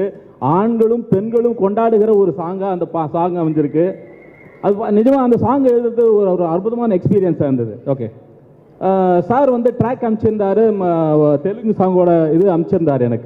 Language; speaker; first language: Tamil; native; Tamil